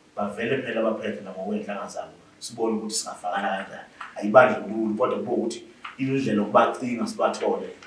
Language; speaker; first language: Zulu; native; Zulu